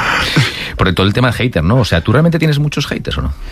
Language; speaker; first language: Spanish; native; Spanish